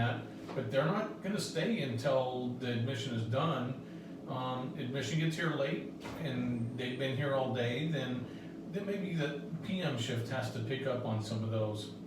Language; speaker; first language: English; native; English